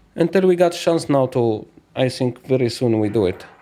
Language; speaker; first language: English; non-native, learner; Arabic